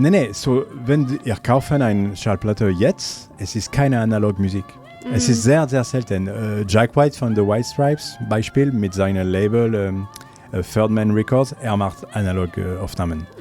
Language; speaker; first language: German; non-native, learner; French